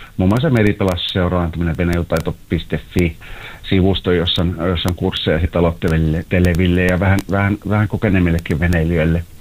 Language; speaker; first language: Finnish; native; Finnish